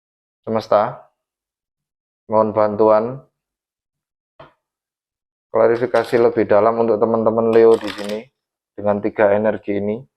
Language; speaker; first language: Indonesian; native; Indonesian